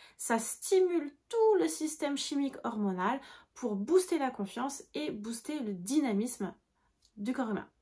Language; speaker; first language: French; native; French